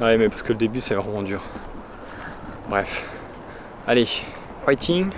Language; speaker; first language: French; native; French